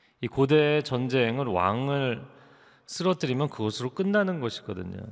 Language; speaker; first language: Korean; native; Korean